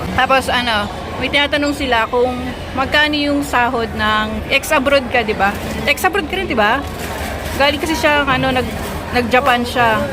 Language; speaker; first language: Filipino; native; Filipino